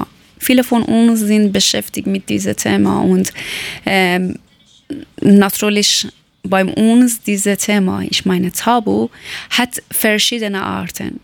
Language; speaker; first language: German; non-native, learner; Persian